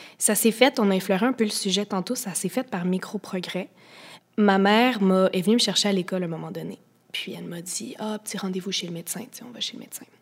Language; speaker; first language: French; native; French